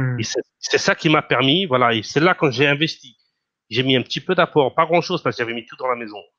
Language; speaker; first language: French; non-native, fluent; Portuguese